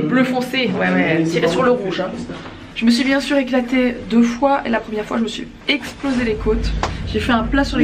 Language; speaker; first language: French; native; French